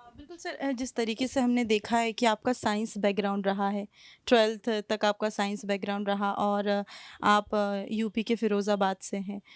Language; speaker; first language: Hindi; native; Hindi